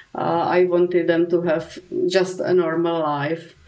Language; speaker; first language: English; non-native, fluent; Czech